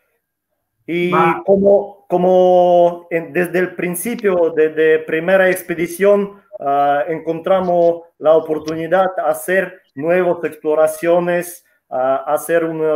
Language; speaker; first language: Spanish; non-native, fluent; Russian